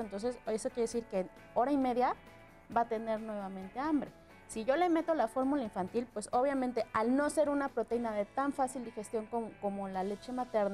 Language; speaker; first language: Spanish; native; Spanish